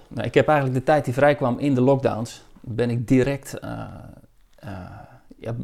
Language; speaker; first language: Dutch; native; Dutch